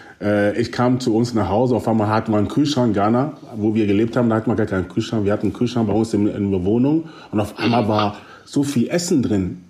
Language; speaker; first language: German; early bilingual, other home language; Akan